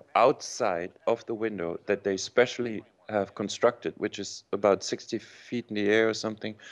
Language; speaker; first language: English; non-native, fluent; German